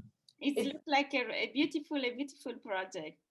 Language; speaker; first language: English; non-native, fluent; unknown